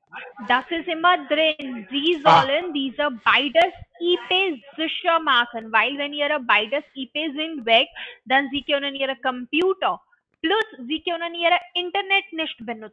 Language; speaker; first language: German; non-native, learner; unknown